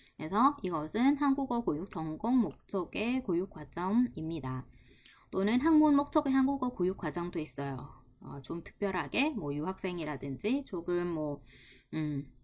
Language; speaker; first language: Korean; non-native, fluent; Vietnamese